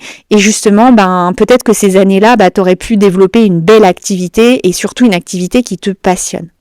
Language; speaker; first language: French; native; French